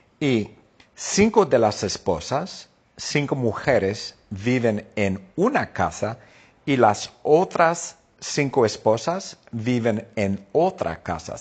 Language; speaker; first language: Spanish; non-native, fluent; English